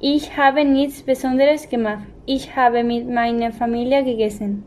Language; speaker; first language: German; non-native, learner; Spanish